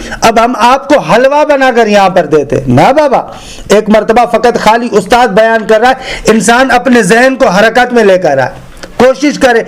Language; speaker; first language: Urdu; non-native, local second language; Sindhi